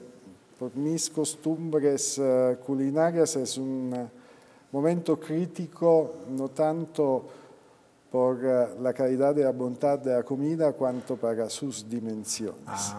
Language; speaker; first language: Spanish; non-native, fluent; Italian